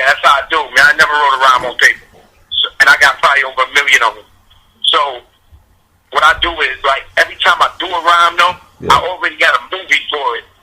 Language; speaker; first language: English; native; English